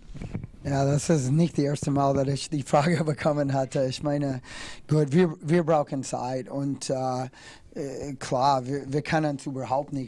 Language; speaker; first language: German; non-native, fluent; English